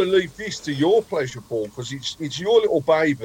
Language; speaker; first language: English; native; English